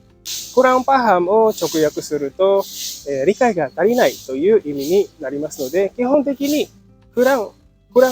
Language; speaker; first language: Japanese; non-native, fluent; Indonesian